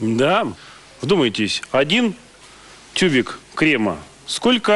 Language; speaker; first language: Russian; native; Russian